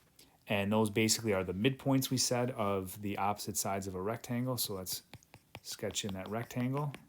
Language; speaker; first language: English; native; English